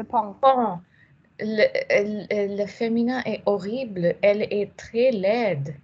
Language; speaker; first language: French; non-native, learner; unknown